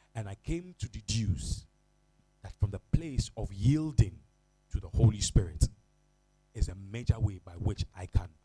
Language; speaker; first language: English; non-native, local second language; Ga